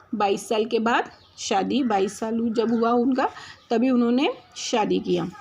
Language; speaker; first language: Hindi; non-native, local second language; Marathi